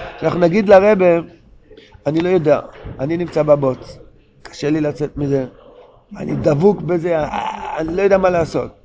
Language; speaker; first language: Hebrew; non-native, local second language; Yiddish